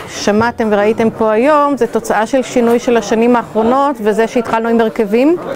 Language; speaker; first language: Hebrew; native; Hebrew